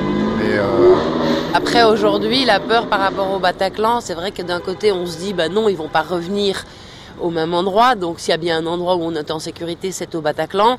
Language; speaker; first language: French; native; French